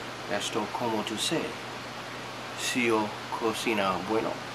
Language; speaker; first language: Spanish; non-native, learner; English